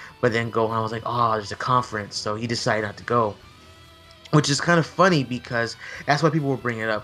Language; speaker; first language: English; native; English